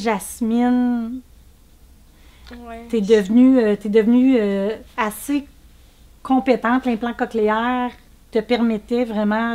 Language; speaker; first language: French; native; French